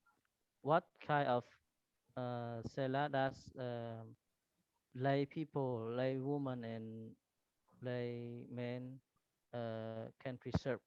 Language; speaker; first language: English; non-native, learner; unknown